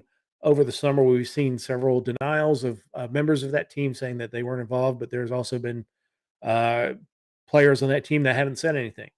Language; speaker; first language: English; native; English